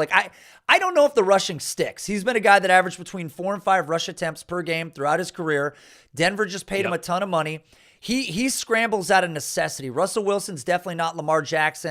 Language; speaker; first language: English; native; English